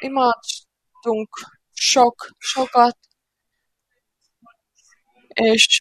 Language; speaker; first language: Hungarian; non-native, learner; Finnish